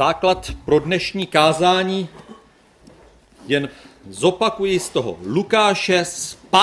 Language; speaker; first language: Czech; native; Czech